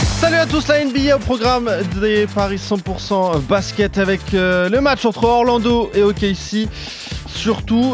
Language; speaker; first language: French; native; French